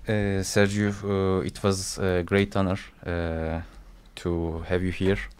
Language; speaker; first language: English; non-native, fluent; Turkish